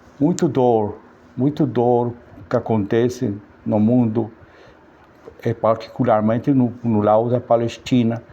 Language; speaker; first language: Portuguese; non-native, learner; Spanish